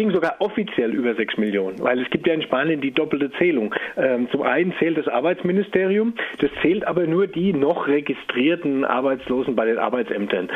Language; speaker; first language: German; native; German